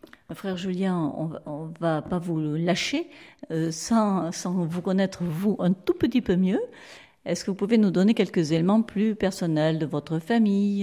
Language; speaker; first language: French; native; French